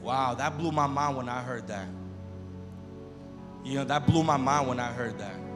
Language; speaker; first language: English; early bilingual, other home language; Spanish